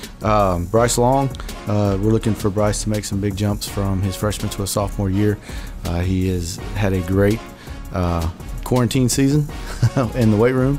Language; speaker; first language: English; native; English